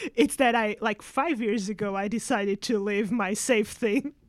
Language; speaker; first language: English; non-native, fluent; Spanish